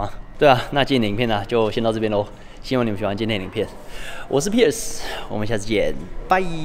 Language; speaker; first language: Chinese; native; Chinese